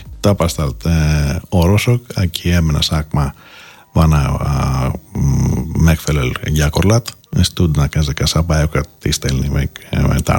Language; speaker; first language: Hungarian; non-native, fluent; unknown